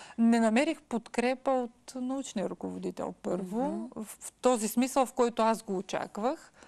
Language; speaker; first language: Bulgarian; early bilingual, heritage; Bulgarian